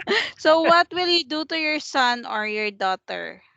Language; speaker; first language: English; non-native, fluent; Vietnamese